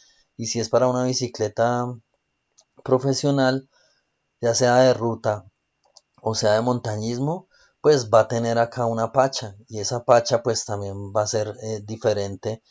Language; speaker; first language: Spanish; native; Spanish